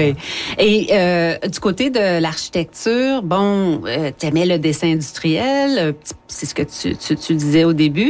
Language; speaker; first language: French; native; French